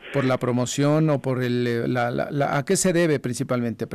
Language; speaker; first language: Spanish; native; Spanish